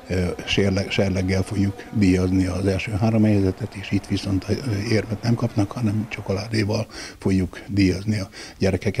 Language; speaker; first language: Hungarian; native; Hungarian